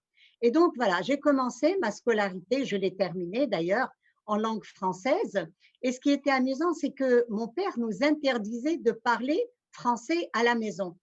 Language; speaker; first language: French; non-native, local second language; Arabic